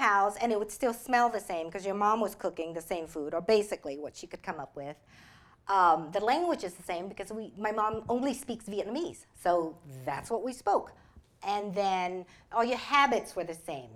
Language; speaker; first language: English; early bilingual, other home language; Vietnamese